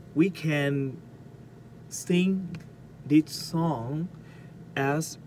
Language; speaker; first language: English; non-native, learner; Vietnamese